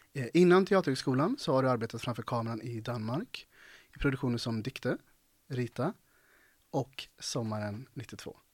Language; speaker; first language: Swedish; native; Swedish